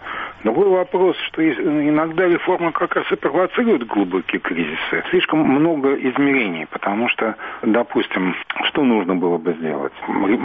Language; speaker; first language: Russian; native; Russian